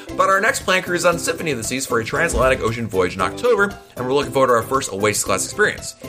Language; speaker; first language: English; native; English